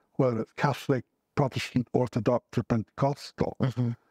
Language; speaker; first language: English; native; English